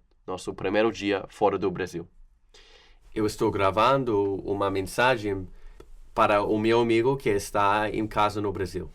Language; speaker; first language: Portuguese; non-native, fluent; English